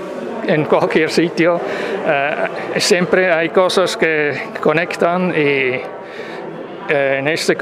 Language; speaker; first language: Spanish; non-native, fluent; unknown